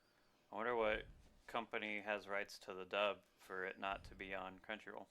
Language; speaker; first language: English; native; English